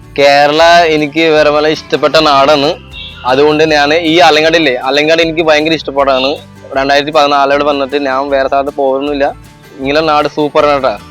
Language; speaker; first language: Malayalam; non-native, local second language; Assamese